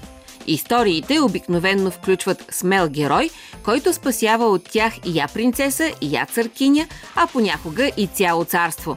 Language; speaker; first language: Bulgarian; native; Bulgarian